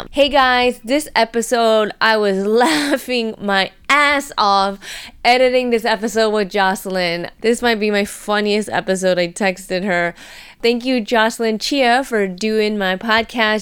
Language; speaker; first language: English; native; English